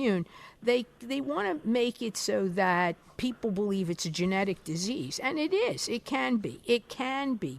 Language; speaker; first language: English; native; English